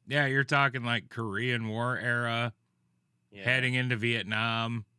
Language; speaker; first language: English; native; English